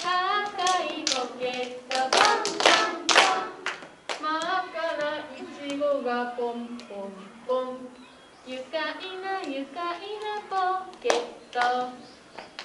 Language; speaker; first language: Japanese; native; Japanese